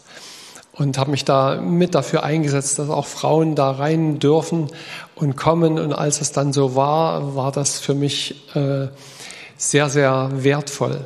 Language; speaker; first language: German; native; German